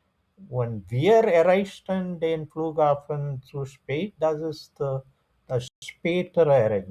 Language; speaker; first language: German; non-native, fluent; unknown